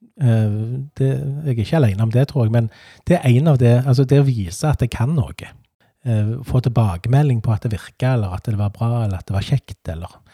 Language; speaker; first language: Norwegian; native; Norwegian